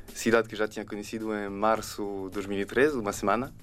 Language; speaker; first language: Portuguese; non-native, fluent; French